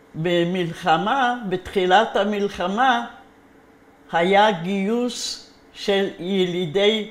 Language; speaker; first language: Hebrew; non-native, fluent; Polish